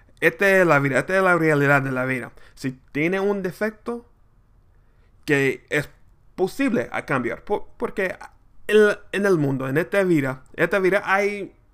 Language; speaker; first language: Spanish; non-native, learner; English